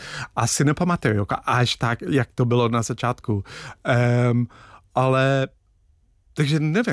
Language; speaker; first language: Czech; non-native, fluent; English